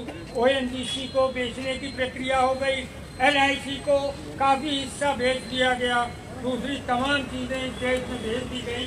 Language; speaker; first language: Hindi; native; Hindi